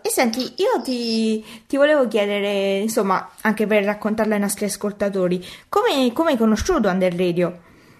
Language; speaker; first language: Italian; native; Italian